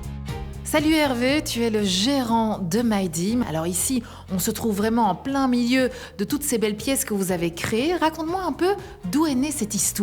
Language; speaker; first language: French; native; French